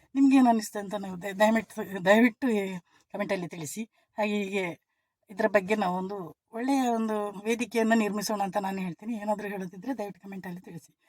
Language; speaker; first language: Kannada; non-native, local second language; Tulu